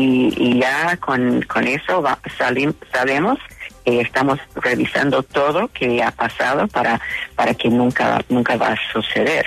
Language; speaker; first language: Spanish; non-native, fluent; English